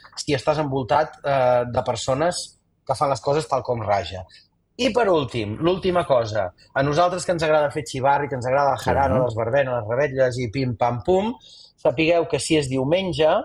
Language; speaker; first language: Catalan; native; Catalan